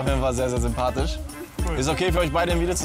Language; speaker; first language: German; native; German